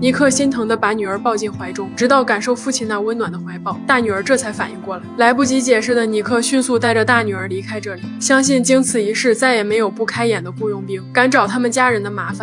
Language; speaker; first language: Chinese; native; Chinese